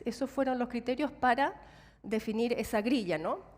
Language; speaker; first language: Spanish; native; Spanish